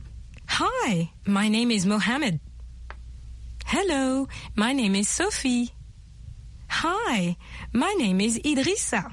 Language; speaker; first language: English; non-native, fluent; French